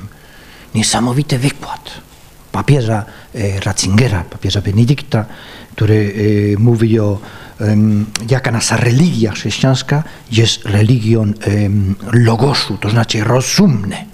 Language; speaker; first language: Polish; non-native, fluent; Spanish